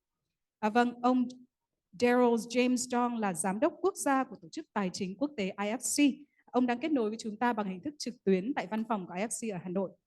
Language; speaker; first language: Vietnamese; native; Vietnamese